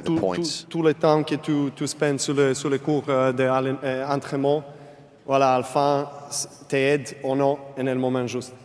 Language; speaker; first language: French; non-native, fluent; Serbian